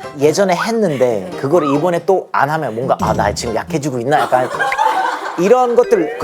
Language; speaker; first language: Korean; early bilingual, heritage; Korean